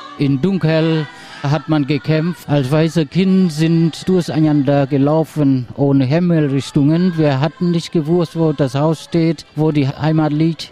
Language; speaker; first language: German; non-native, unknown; Khmer